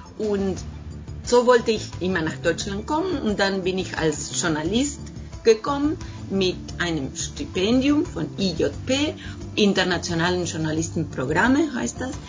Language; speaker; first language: German; non-native, fluent; Spanish